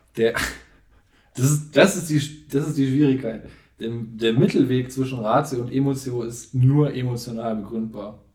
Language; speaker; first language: German; native; German